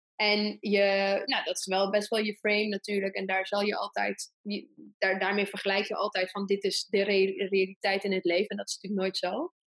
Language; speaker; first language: Dutch; early bilingual, other home language; Persian